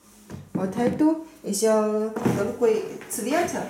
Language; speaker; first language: Russian; non-native, learner; Chinese